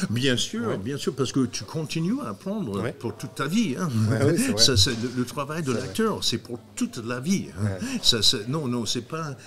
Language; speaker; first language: French; non-native, fluent; English